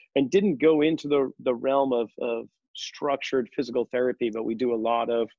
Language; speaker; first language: English; native; English